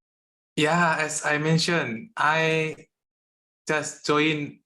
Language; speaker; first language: English; non-native, learner; Indonesian